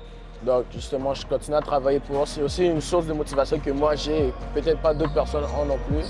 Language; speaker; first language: French; native; French